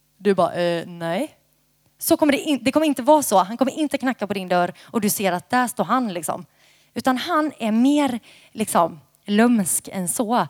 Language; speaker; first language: Swedish; native; Swedish